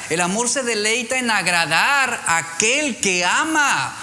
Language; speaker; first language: Spanish; native; Spanish